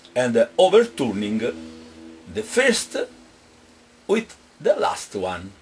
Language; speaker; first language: English; non-native, fluent; Italian